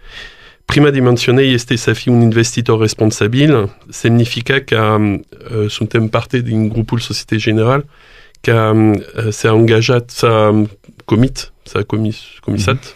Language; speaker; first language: Romanian; non-native, learner; French